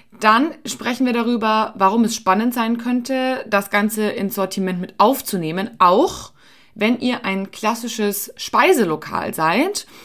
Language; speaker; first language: German; native; German